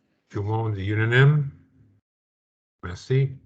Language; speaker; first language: French; non-native, learner; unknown